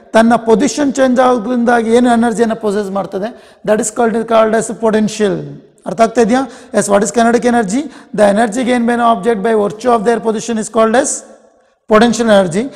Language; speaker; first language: English; non-native, local second language; Kannada